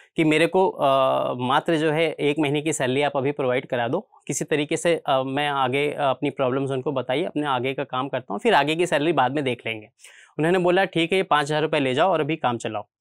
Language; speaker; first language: Hindi; native; Hindi